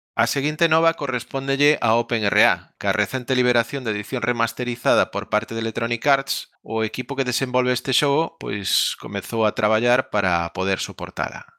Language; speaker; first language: Galician; non-native, local second language; Spanish